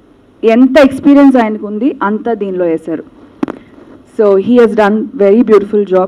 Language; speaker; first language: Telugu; non-native, local second language; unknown